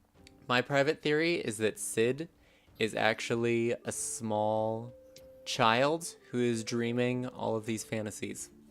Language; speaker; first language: English; native; English